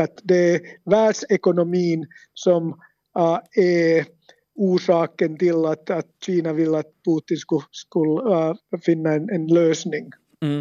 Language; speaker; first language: Swedish; non-native, local second language; Finnish